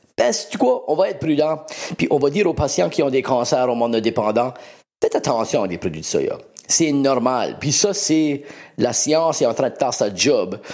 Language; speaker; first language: French; native; French